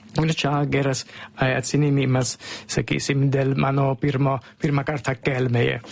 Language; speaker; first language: Lithuanian; non-native, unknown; Italian